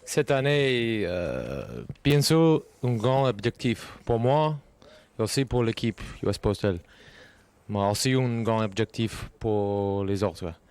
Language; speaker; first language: French; non-native, learner; English